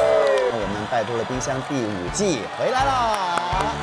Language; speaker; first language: Chinese; native; Chinese